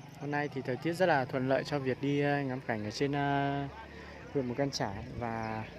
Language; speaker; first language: Vietnamese; non-native, local second language; Hmong